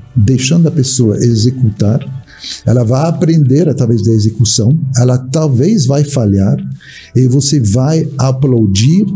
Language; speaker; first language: Portuguese; non-native, fluent; French